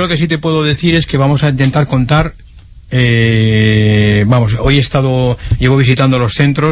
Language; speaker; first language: Spanish; native; Spanish